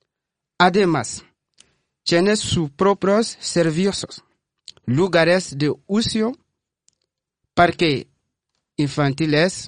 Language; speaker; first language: Spanish; non-native, learner; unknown